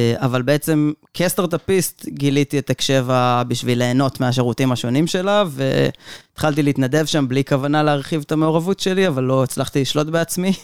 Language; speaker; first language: Hebrew; native; Hebrew